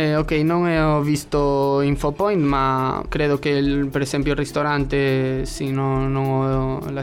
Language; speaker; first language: Italian; non-native, learner; Spanish